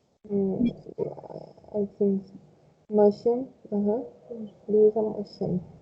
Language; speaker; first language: English; non-native, fluent; Spanish